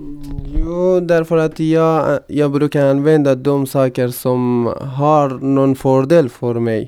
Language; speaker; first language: Swedish; non-native, fluent; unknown